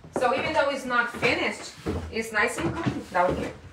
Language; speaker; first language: English; non-native, fluent; Portuguese